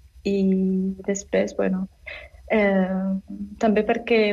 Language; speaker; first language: Catalan; non-native, learner; Arabic